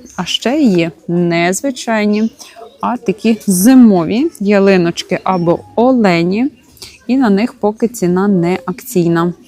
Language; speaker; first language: Ukrainian; native; Ukrainian